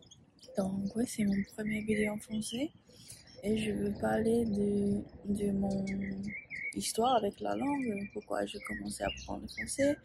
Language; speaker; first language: French; non-native, learner; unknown